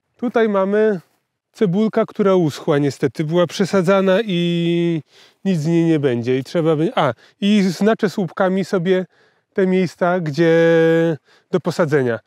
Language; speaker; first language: Polish; native; Polish